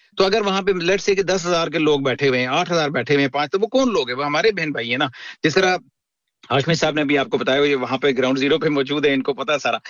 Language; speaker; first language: Urdu; non-native, local second language; Pahari-Potwari